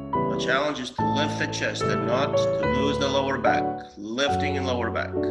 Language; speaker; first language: English; non-native, fluent; Estonian